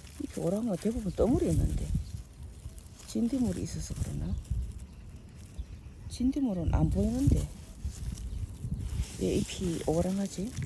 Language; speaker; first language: Korean; native; Korean